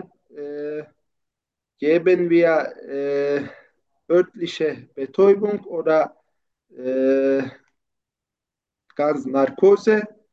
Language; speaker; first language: German; non-native, learner; Turkish